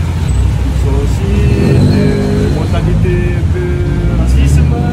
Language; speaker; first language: French; non-native, learner; Malagasy